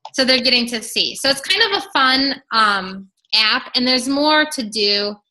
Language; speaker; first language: English; native; English